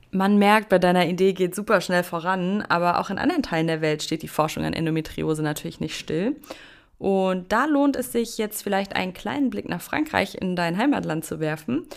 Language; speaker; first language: German; native; German